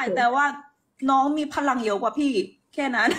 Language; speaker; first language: Thai; non-native, fluent; Korean